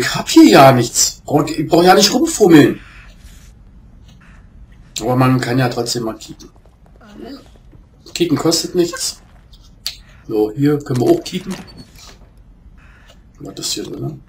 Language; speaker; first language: German; native; German